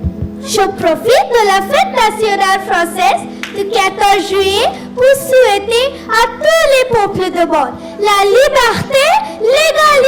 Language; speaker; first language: French; non-native, learner; Bangla